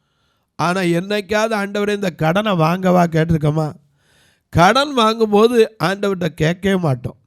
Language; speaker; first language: Tamil; native; Tamil